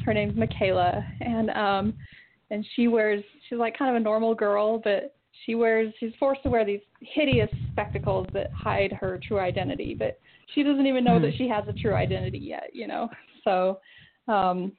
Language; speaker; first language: English; native; English